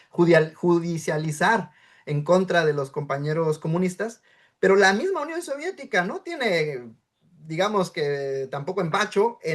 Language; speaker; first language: Spanish; native; Spanish